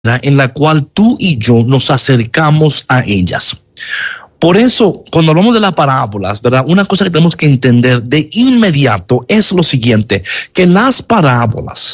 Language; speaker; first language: Spanish; native; Spanish